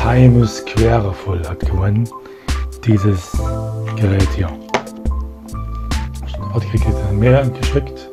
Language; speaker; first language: German; native; German